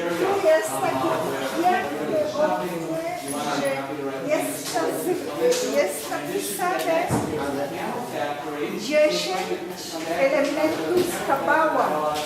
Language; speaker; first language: Polish; non-native, fluent; Hebrew